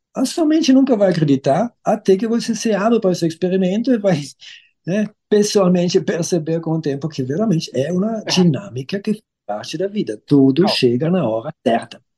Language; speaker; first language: Portuguese; non-native, fluent; German